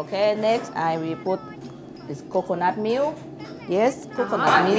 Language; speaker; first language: English; non-native, learner; Thai